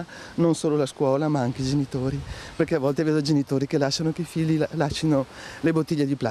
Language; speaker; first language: Italian; native; Italian